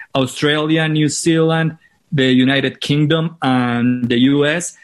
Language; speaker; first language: English; non-native, fluent; Spanish